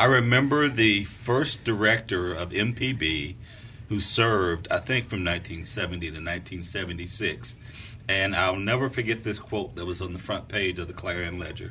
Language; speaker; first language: English; native; English